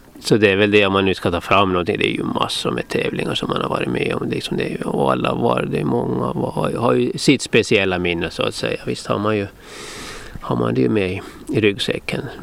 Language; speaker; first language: Swedish; native; Swedish